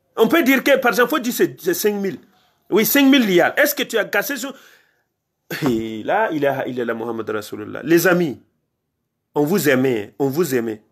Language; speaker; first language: French; non-native, local second language; Mossi